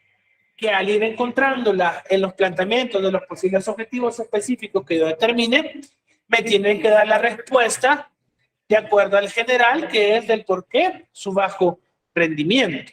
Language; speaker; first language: Spanish; native; Spanish